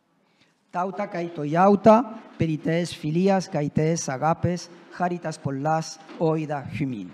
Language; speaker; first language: Greek; non-native, fluent; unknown